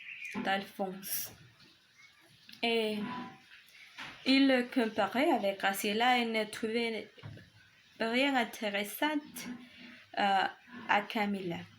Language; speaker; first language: French; non-native, learner; Spanish